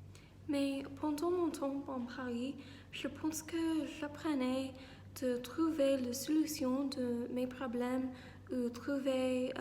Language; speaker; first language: French; non-native, learner; English